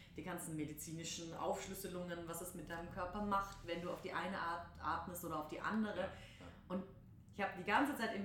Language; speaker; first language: German; native; German